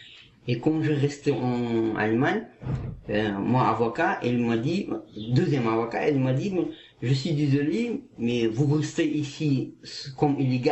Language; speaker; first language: French; non-native, learner; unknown